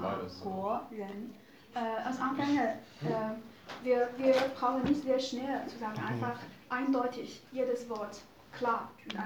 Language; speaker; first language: German; non-native, fluent; Chinese